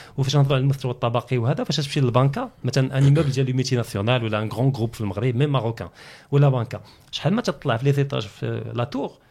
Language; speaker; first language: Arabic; native; Arabic